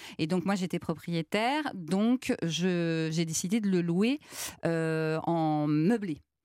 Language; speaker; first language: French; native; French